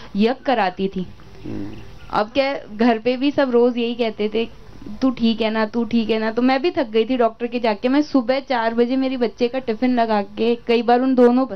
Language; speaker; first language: Hindi; native; Hindi